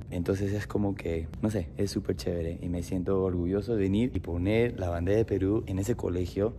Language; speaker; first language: Spanish; non-native, fluent; English